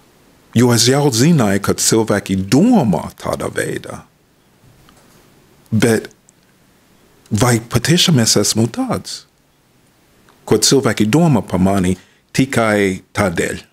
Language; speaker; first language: Latvian; non-native, fluent; English